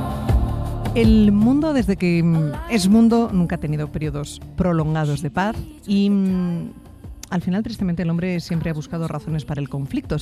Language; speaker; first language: Spanish; native; Spanish